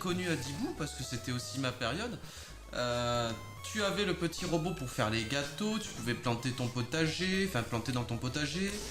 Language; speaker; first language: French; native; French